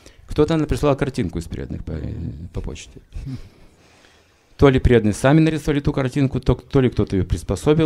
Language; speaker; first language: Russian; native; Russian